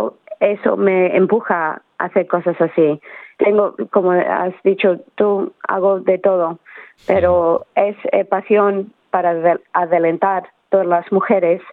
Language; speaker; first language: Spanish; early bilingual, heritage; Spanish